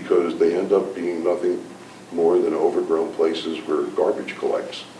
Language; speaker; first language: English; native; English